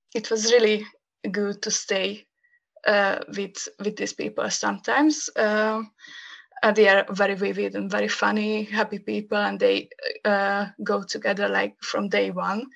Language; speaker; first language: English; non-native, learner; Hungarian